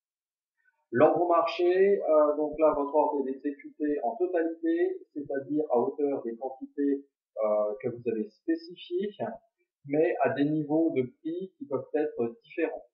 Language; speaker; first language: French; native; French